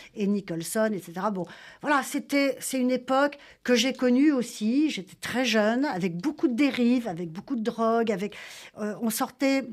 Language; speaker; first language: French; native; French